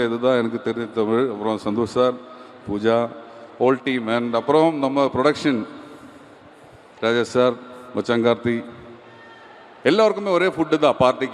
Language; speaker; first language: Tamil; non-native, learner; Malayalam